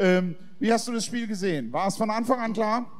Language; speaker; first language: German; native; German